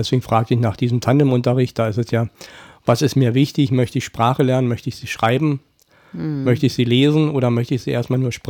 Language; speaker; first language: German; native; German